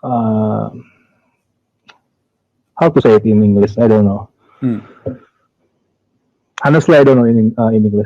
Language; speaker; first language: English; non-native, learner; Indonesian